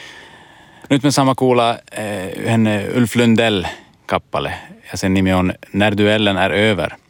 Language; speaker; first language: Finnish; non-native, learner; Swedish